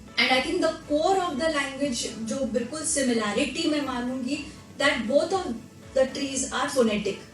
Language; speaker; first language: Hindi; non-native, local second language; Marathi